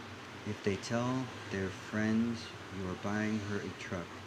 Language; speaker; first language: English; native; English